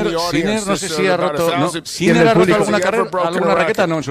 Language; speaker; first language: Spanish; native; Spanish